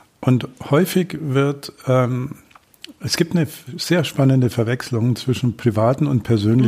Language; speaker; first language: German; native; German